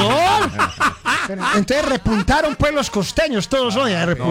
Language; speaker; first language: Spanish; native; Spanish